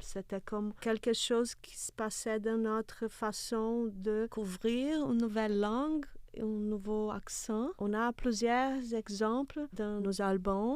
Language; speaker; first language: French; non-native, fluent; Portuguese